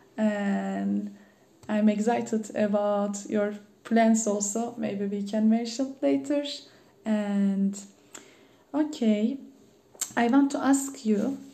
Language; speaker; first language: English; non-native, learner; Turkish